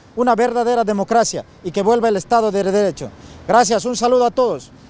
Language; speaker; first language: Spanish; native; Spanish